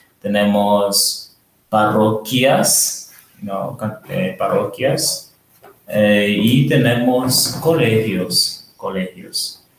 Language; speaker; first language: Spanish; non-native, learner; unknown